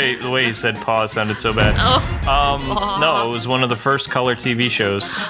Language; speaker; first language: English; native; English